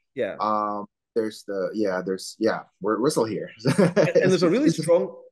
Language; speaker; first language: English; non-native, local second language; Filipino